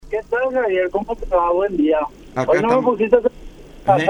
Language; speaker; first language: Spanish; native; Spanish